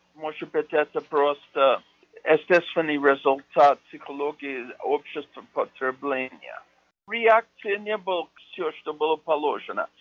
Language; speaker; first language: Russian; non-native, fluent; English